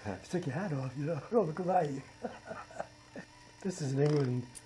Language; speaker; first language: English; native; English